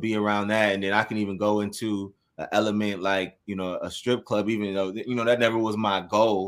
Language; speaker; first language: English; native; English